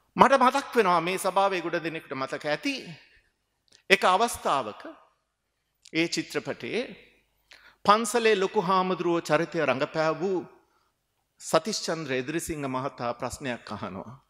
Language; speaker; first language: Sinhala; non-native, local second language; Tamil